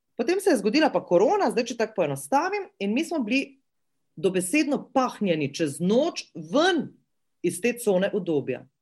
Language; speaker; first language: Slovenian; native; Slovenian